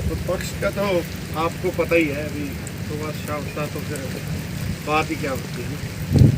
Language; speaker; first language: Hindi; non-native, local second language; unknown